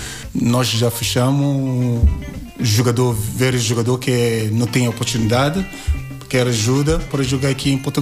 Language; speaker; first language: Portuguese; non-native, learner; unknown